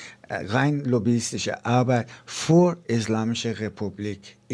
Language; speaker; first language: German; non-native, fluent; Persian